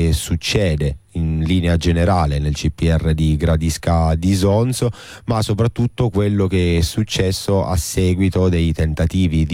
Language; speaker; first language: Italian; native; Italian